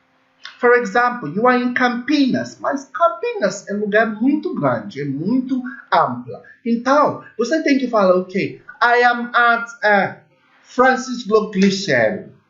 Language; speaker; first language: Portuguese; non-native, learner; English